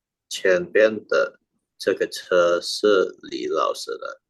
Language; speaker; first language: Chinese; non-native, learner; Indonesian